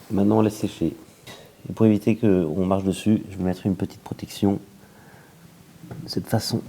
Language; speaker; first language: French; native; French